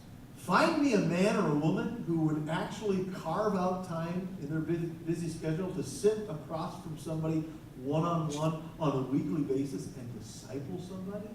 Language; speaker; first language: English; native; English